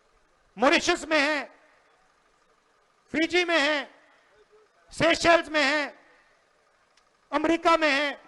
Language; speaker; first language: Hindi; native; Hindi